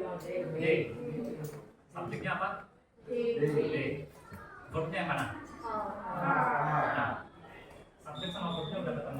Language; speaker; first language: Indonesian; native; Indonesian